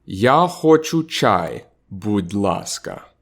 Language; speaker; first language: Ukrainian; non-native, fluent; English